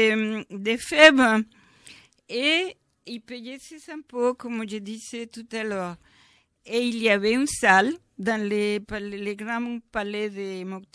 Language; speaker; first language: French; non-native, fluent; Spanish